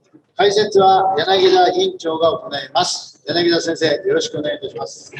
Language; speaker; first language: Japanese; native; Japanese